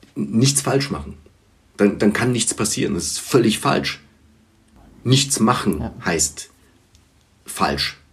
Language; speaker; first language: German; early bilingual, other home language; Bulgarian